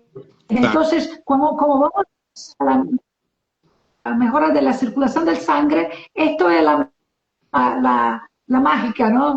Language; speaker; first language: Spanish; non-native, learner; Portuguese